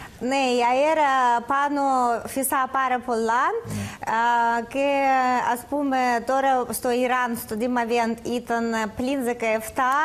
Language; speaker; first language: Greek; non-native, learner; Russian